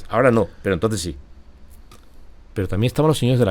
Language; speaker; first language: Spanish; native; Spanish